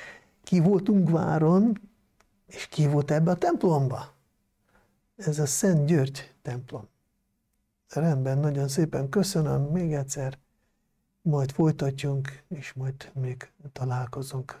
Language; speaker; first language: Hungarian; non-native, local second language; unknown